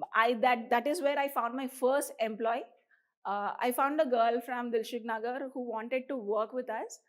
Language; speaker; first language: English; non-native, local second language; Telugu